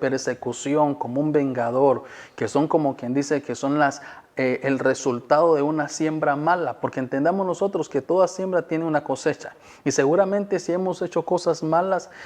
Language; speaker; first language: Spanish; native; Spanish